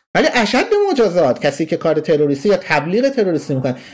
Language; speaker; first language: Persian; native; Persian